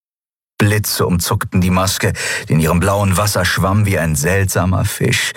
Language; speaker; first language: German; native; German